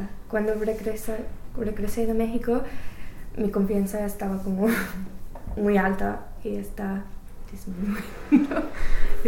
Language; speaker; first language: Spanish; non-native, learner; English